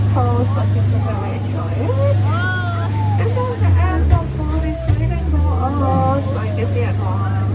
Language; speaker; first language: English; non-native, learner; Cantonese